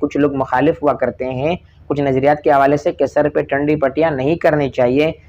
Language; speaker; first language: Urdu; non-native, local second language; Pashto